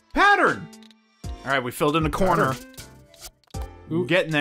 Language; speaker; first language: English; native; English